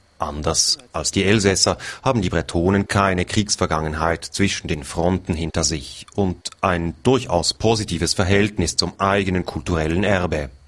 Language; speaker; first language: German; native; German